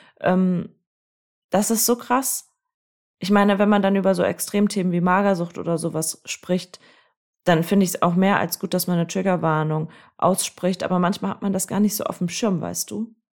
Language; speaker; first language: German; native; German